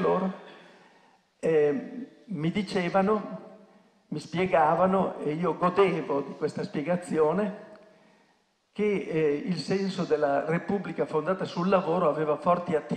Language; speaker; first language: Italian; native; Italian